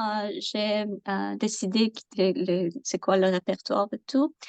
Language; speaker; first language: French; non-native, learner; Persian